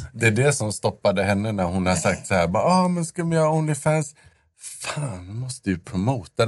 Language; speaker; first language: Swedish; native; Swedish